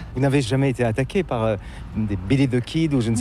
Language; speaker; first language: French; native; French